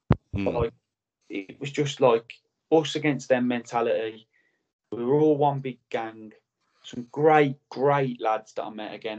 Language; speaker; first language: English; native; English